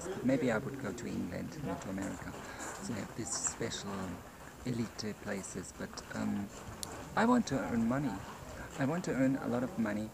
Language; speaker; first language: English; non-native, fluent; German